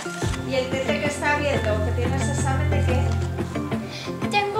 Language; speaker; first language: Spanish; native; Spanish